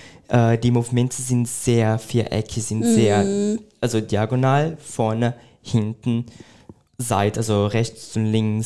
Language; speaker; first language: German; non-native, fluent; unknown